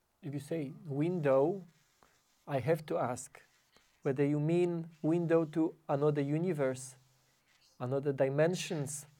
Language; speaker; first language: English; non-native, fluent; Polish